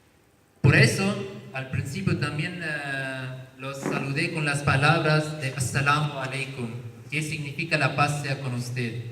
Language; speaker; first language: Spanish; non-native, learner; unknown